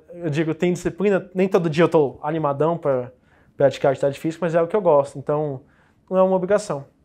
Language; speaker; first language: Portuguese; native; Portuguese